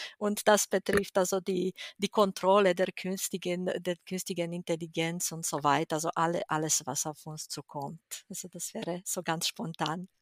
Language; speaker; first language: German; non-native, fluent; Romanian